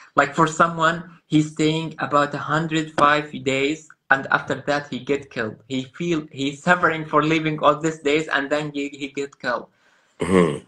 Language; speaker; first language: English; non-native, learner; Arabic